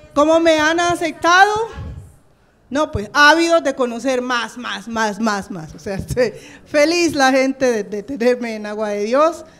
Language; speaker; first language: Spanish; native; Spanish